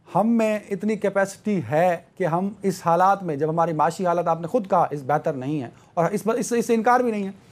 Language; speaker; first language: Urdu; native; Urdu